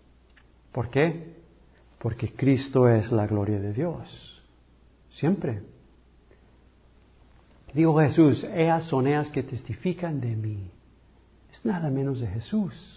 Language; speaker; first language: Spanish; early bilingual, heritage; English